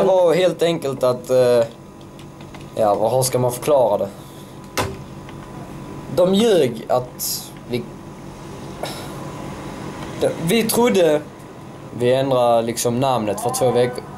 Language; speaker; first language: Swedish; native; Swedish